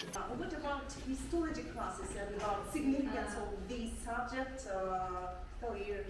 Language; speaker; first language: English; non-native, fluent; Russian